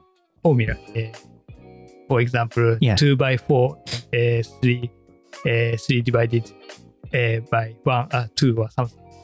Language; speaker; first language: English; non-native, learner; Japanese